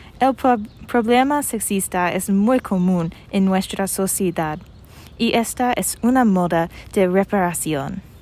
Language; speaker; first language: Spanish; non-native, learner; English